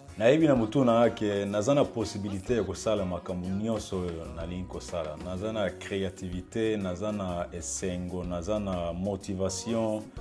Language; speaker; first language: Lingala; early bilingual, heritage; Lingala